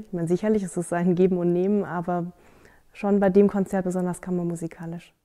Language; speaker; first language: German; native; German